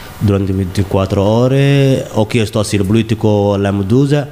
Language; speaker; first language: Italian; non-native, learner; Somali